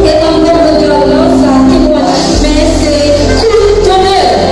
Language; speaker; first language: French; non-native, local second language; Haitian Creole